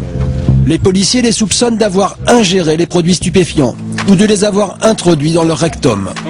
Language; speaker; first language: French; native; French